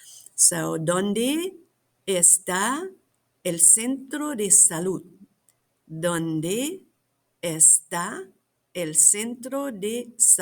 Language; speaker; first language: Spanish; non-native, fluent; English